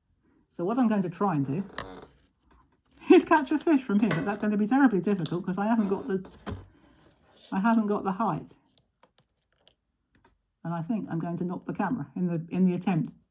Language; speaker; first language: English; native; English